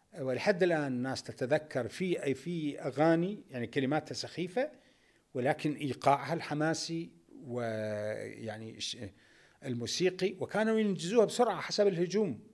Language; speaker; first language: Arabic; native; Arabic